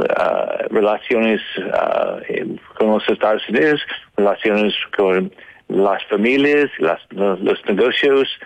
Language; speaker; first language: Spanish; non-native, learner; English